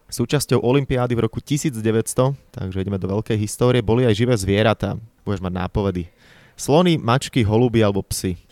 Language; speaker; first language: Slovak; native; Slovak